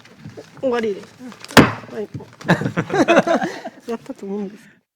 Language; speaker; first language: Japanese; non-native, fluent; French